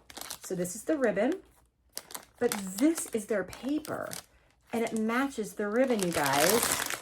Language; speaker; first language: English; native; English